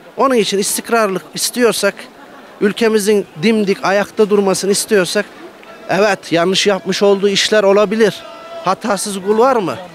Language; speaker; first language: Turkish; native; Turkish